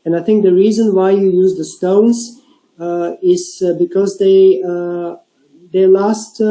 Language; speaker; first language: English; non-native, fluent; Bulgarian